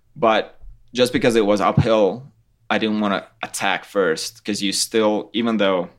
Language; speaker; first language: English; non-native, fluent; Latvian